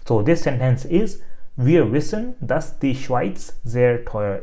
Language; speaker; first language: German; non-native, fluent; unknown